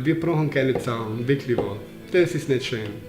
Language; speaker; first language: German; non-native, fluent; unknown